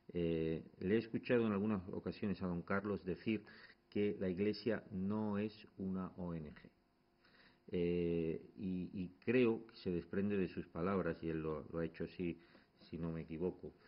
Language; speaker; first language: Spanish; native; Spanish